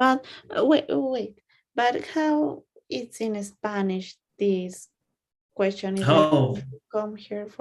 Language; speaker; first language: English; non-native, learner; Spanish